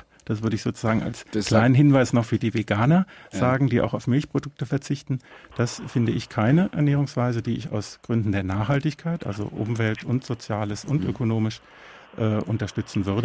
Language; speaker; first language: German; native; German